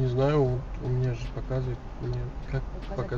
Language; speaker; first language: Russian; non-native, local second language; Kazakh